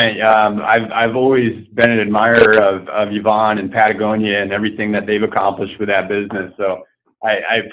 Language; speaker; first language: English; native; English